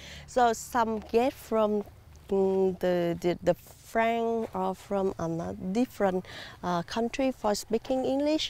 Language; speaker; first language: English; non-native, learner; Vietnamese